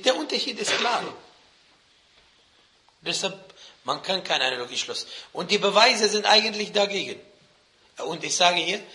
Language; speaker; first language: German; non-native, fluent; Arabic